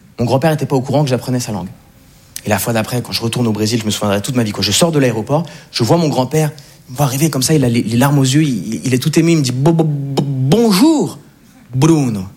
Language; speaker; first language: French; native; French